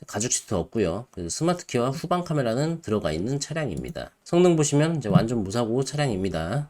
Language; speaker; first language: Korean; native; Korean